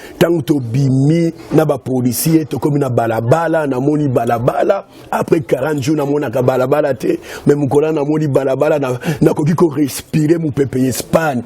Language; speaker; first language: Lingala; native; Lingala